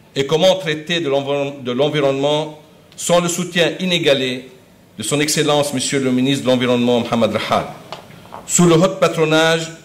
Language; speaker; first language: French; non-native, local second language; Arabic